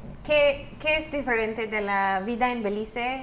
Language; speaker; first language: Spanish; non-native, learner; English